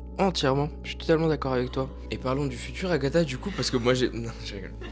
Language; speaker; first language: French; native; French